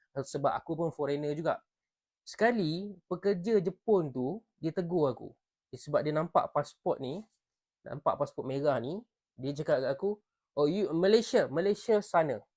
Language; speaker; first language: Malay; native; Malay